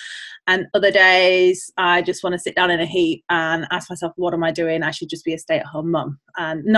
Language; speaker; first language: English; native; English